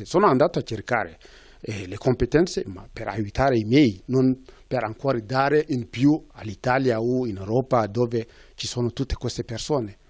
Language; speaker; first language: Italian; non-native, fluent; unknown